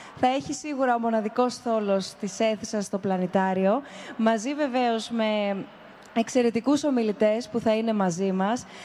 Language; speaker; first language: Greek; native; Greek